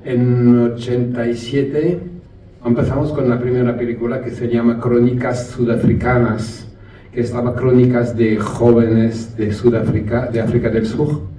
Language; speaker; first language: Spanish; non-native, learner; French